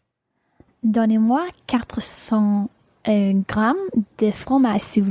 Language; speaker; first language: French; non-native, learner; English